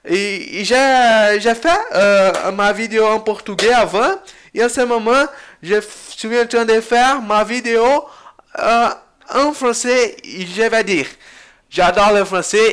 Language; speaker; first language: French; non-native, learner; Portuguese